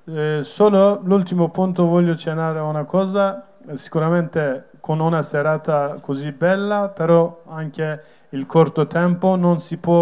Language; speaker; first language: Italian; non-native, learner; Kurdish